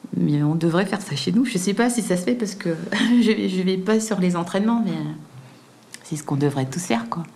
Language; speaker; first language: French; native; French